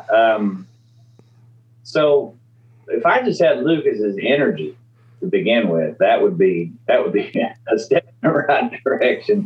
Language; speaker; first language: English; native; English